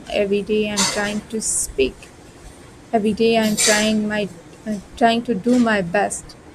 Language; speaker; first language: English; non-native, learner; Bhojpuri